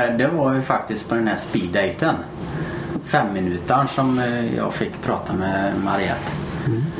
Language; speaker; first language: Swedish; native; Swedish